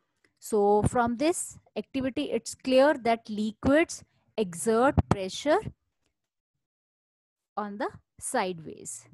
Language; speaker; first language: English; non-native, local second language; Hindi